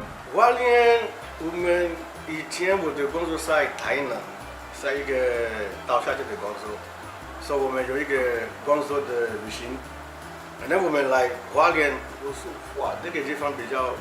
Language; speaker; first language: Chinese; non-native, learner; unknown